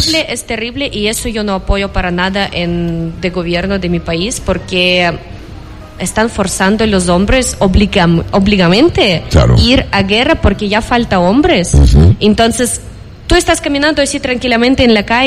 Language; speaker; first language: Spanish; non-native, fluent; Ukrainian